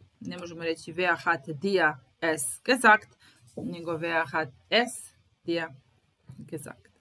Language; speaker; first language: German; non-native, fluent; Serbian